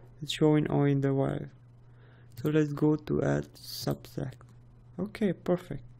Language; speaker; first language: English; non-native, fluent; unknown